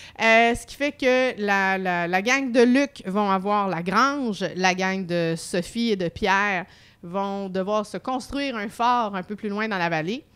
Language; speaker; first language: French; native; French